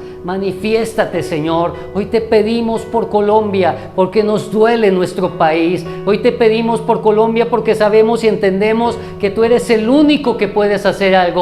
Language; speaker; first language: Spanish; native; Spanish